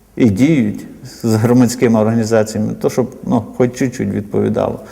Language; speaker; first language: Ukrainian; native; Ukrainian